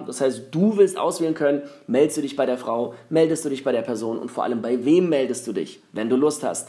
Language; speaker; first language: German; native; German